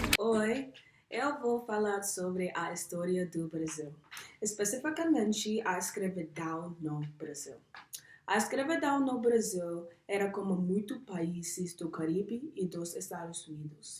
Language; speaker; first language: Portuguese; non-native, learner; English